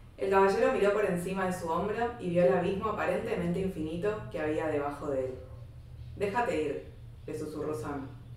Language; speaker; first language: Spanish; native; Spanish